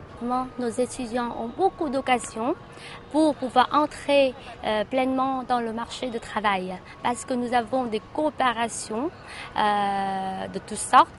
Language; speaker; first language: French; non-native, fluent; Vietnamese